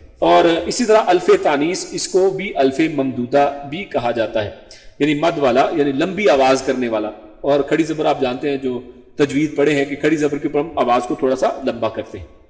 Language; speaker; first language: Urdu; native; Urdu